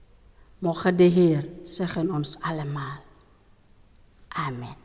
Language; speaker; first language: Dutch; non-native, learner; Indonesian